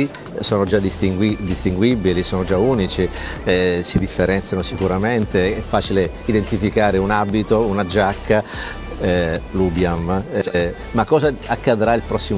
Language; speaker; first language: Italian; native; Italian